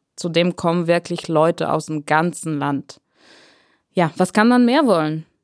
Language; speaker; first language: German; non-native, fluent; Bulgarian